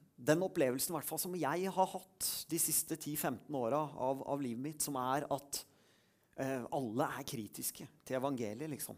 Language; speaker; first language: Norwegian; native; Norwegian